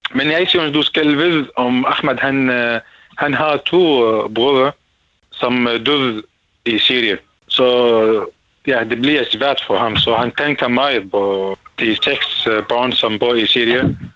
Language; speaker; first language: Danish; non-native, learner; Arabic